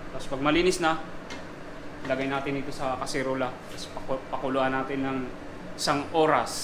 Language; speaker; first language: Filipino; non-native, local second language; Cebuano